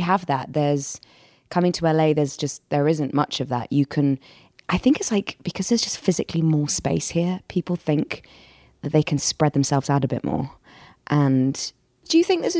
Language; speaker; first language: English; native; English